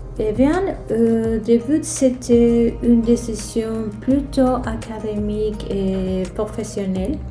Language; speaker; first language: French; non-native, fluent; Spanish